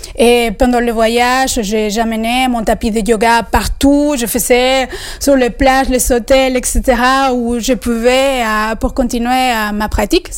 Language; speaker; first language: French; non-native, fluent; Spanish